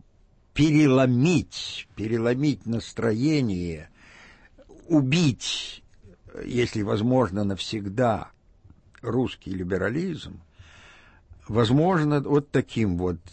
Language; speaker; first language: Russian; native; Russian